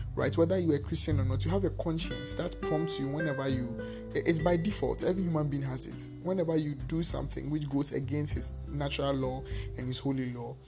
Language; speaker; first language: English; non-native, local second language; Akan